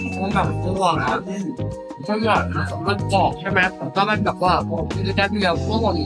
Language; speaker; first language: Thai; native; Thai